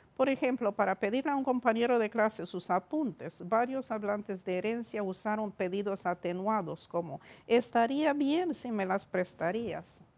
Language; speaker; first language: Spanish; non-native, fluent; Romanian